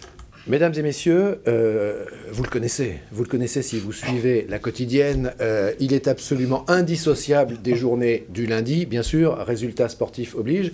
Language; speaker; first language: French; native; French